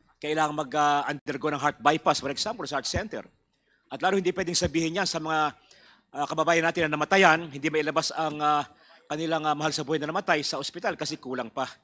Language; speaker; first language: Filipino; native; Filipino